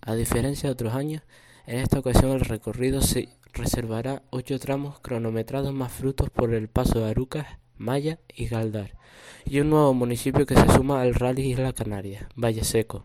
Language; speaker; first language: Spanish; native; Spanish